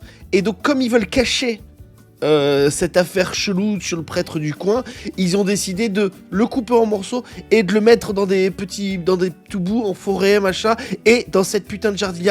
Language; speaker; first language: French; native; French